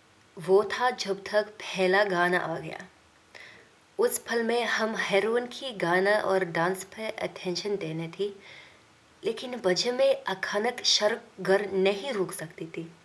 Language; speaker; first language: Hindi; non-native, learner; English